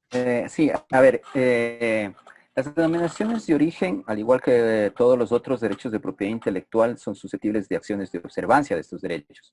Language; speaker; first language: Spanish; native; Spanish